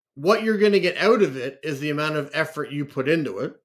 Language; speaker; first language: English; native; English